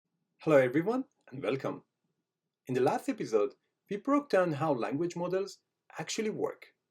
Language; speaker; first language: English; non-native, fluent; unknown